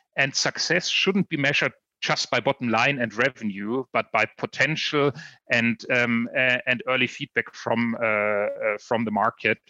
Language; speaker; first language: English; non-native, fluent; German